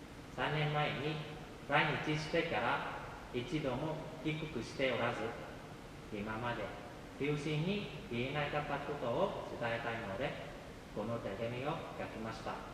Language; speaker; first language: Japanese; non-native, fluent; Vietnamese